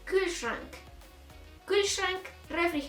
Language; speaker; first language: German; non-native, fluent; Spanish